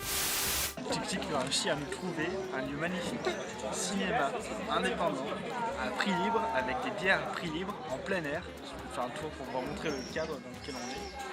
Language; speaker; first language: French; native; French